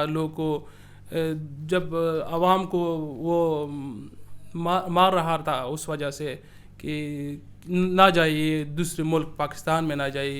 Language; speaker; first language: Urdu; early bilingual, other home language; Persian